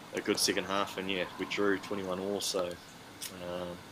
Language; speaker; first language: English; native; English